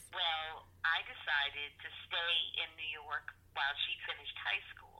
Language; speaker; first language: English; native; English